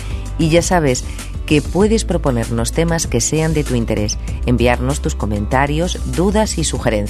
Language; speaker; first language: Spanish; native; Spanish